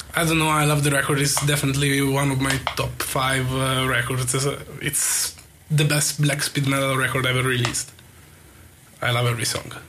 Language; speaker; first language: English; non-native, fluent; Italian